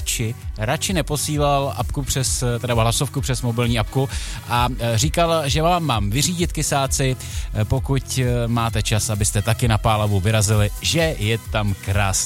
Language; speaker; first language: Czech; native; Czech